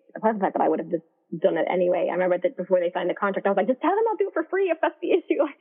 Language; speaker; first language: English; native; English